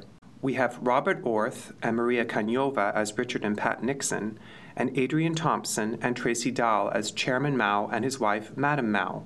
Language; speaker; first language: English; native; English